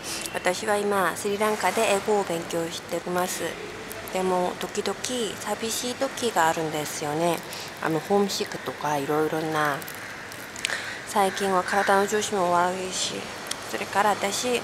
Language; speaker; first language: Japanese; non-native, learner; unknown